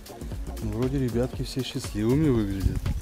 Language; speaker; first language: Russian; native; Russian